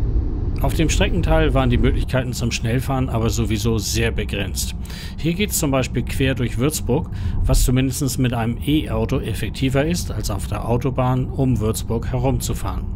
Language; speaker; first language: German; native; German